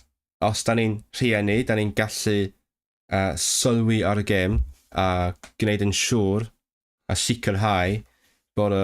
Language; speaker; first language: Welsh; non-native, fluent; Cantonese